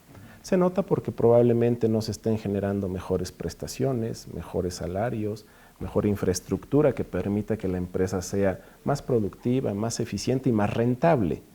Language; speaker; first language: Spanish; native; Spanish